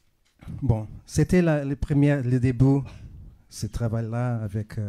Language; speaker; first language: French; non-native, fluent; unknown